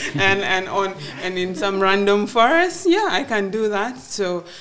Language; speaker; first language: English; non-native, local second language; Acoli